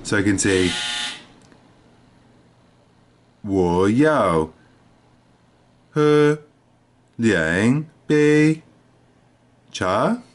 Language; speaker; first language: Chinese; non-native, learner; English